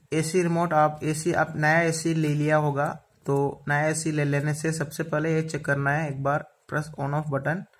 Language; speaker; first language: Hindi; non-native, local second language; Malayalam